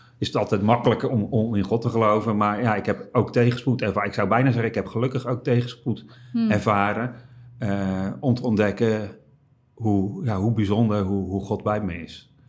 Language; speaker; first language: Dutch; native; Dutch